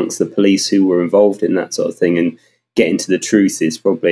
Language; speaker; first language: English; native; English